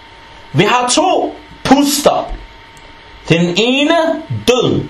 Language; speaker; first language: Danish; non-native, fluent; Arabic